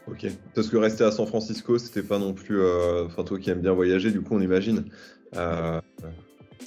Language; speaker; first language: French; native; French